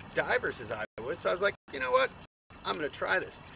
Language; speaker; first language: English; native; English